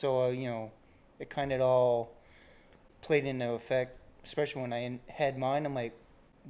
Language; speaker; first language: English; native; English